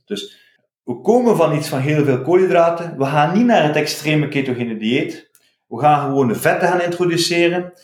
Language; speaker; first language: Dutch; native; Dutch